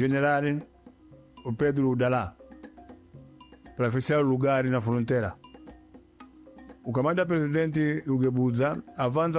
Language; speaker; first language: Portuguese; non-native, local second language; Yao